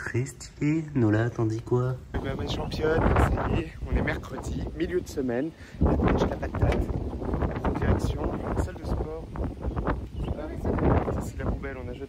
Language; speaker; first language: French; native; French